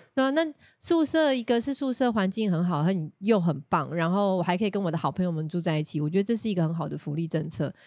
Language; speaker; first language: Chinese; native; Chinese